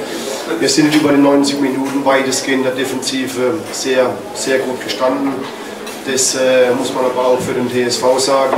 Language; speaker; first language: German; native; German